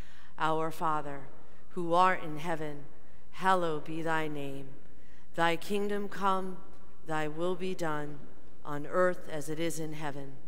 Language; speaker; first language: English; native; English